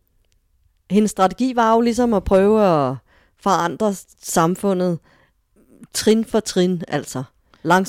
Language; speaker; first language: Danish; native; Danish